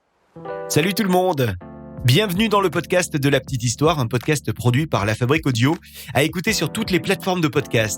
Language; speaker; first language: French; native; French